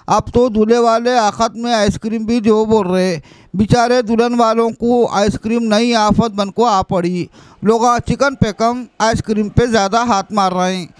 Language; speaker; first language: Hindi; non-native, local second language; Urdu